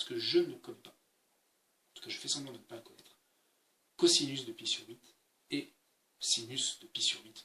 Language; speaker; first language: French; native; French